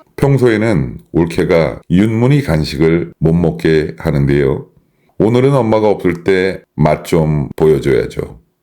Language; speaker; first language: Korean; non-native, fluent; Chinese